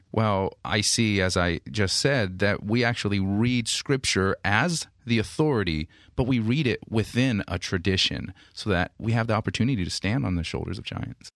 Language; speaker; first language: English; native; English